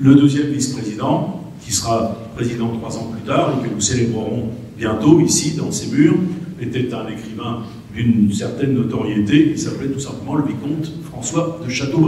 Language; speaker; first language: French; native; French